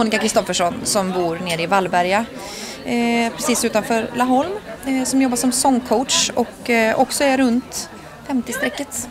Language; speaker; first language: Swedish; native; Swedish